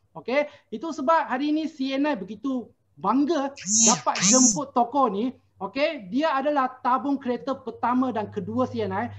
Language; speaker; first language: Malay; non-native, local second language; Chinese